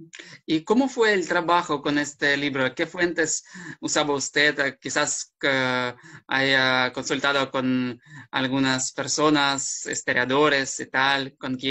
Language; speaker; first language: Spanish; non-native, fluent; Ukrainian